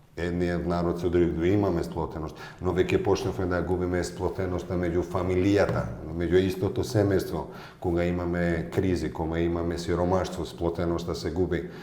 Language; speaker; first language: Macedonian; non-native, local second language; Albanian